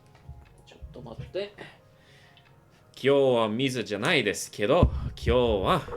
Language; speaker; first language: Japanese; non-native, learner; English